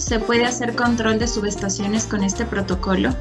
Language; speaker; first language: Spanish; native; Spanish